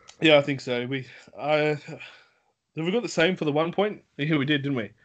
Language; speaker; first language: English; native; English